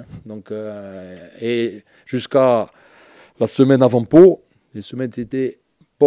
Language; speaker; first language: French; native; French